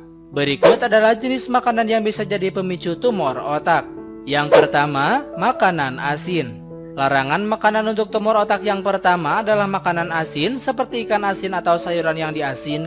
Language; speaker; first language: Indonesian; native; Indonesian